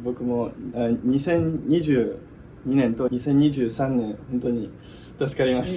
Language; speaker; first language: Japanese; non-native, fluent; English